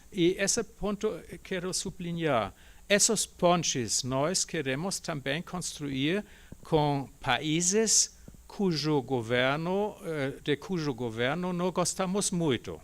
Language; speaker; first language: Portuguese; non-native, fluent; German